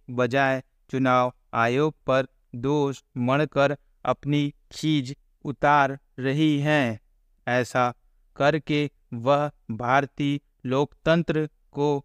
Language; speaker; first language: Hindi; native; Hindi